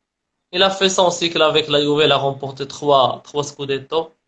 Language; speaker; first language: French; non-native, local second language; Arabic